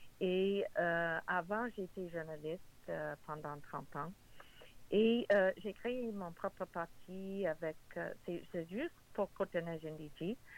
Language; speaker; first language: French; non-native, local second language; English